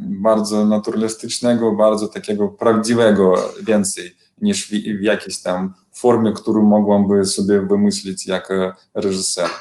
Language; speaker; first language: Polish; non-native, learner; Belarusian